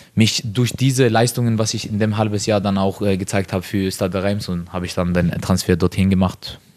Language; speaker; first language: German; non-native, fluent; Norwegian